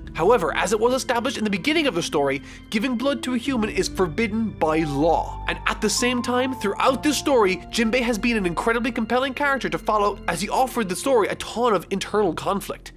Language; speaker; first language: English; native; English